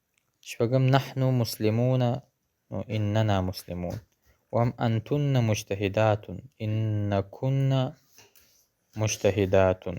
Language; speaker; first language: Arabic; non-native, fluent; Pashto